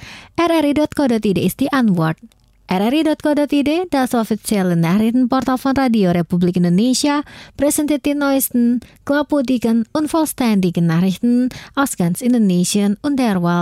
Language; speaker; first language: German; non-native, fluent; Indonesian